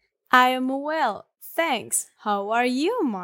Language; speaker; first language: English; non-native, learner; Spanish